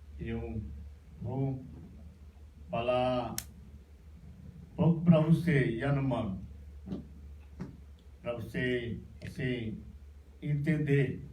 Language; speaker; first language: Portuguese; non-native, local second language; Yanomámi